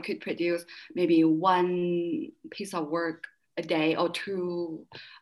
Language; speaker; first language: English; non-native, fluent; Chinese